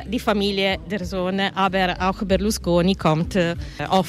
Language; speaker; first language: German; non-native, learner; Italian